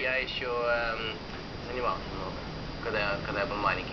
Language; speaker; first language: Russian; early bilingual, heritage; Russian